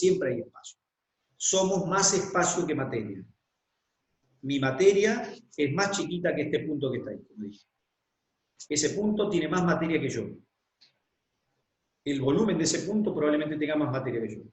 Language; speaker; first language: Spanish; native; Spanish